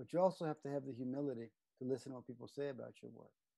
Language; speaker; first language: English; native; English